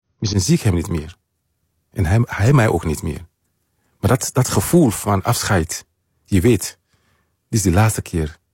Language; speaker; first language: Dutch; non-native, learner; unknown